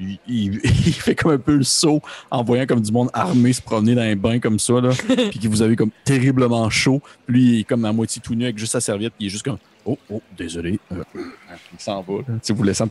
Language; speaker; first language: French; native; French